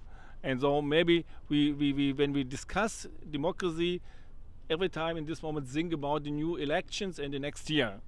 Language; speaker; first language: English; non-native, learner; German